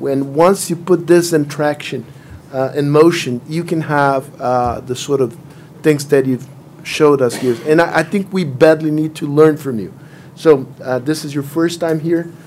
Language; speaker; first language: English; non-native, fluent; Portuguese